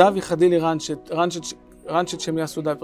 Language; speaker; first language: Russian; non-native, fluent; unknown